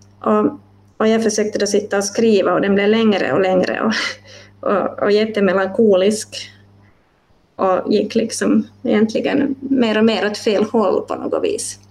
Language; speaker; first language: Swedish; native; Swedish